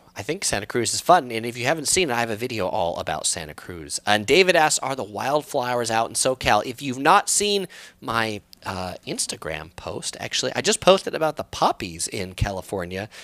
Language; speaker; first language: English; native; English